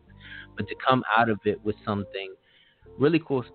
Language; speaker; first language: English; native; English